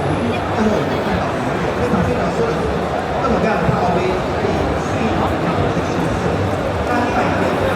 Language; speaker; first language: Chinese; native; Chinese